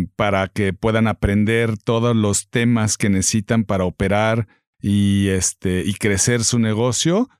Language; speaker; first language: English; non-native, fluent; Spanish